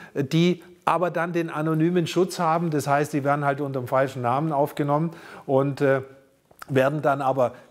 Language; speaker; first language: German; native; German